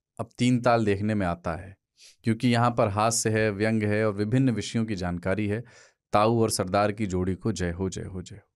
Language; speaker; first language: Hindi; native; Hindi